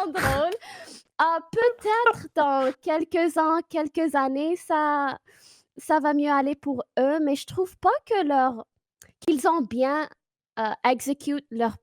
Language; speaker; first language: French; non-native, fluent; English